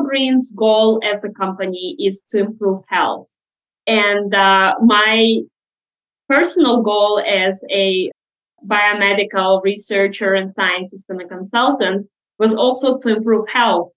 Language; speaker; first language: English; non-native, fluent; Russian